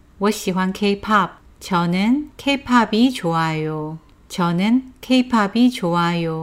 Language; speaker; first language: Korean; non-native, fluent; Chinese